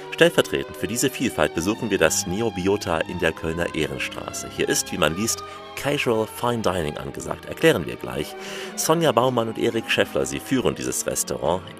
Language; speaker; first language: German; native; German